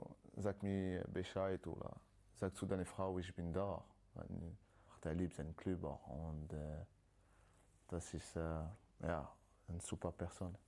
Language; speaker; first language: German; non-native, learner; French